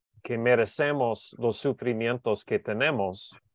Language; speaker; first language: Spanish; non-native, learner; English